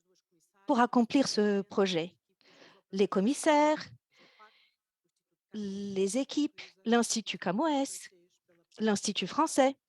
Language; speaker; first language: French; non-native, fluent; Portuguese